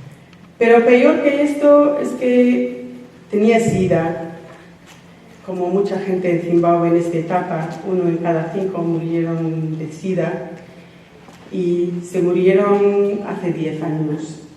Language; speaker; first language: Spanish; non-native, fluent; English